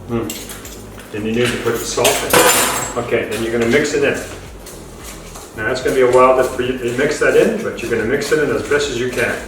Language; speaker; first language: English; native; English